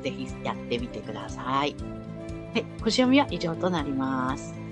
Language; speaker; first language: Japanese; native; Japanese